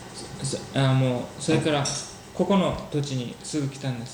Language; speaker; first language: Japanese; early bilingual, heritage; Japanese